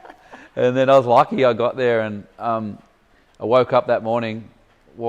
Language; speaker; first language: English; native; English